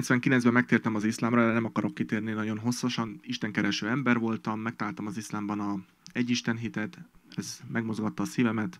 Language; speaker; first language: Hungarian; non-native, fluent; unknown